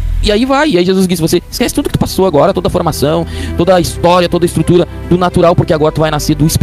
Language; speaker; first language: Portuguese; native; Portuguese